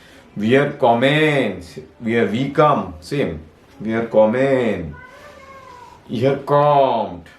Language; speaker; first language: German; non-native, fluent; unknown